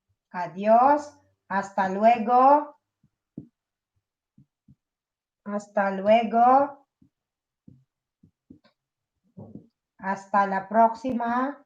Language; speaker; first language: Spanish; non-native, fluent; Filipino